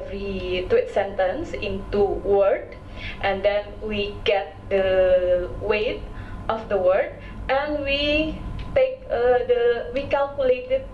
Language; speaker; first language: English; non-native, local second language; Indonesian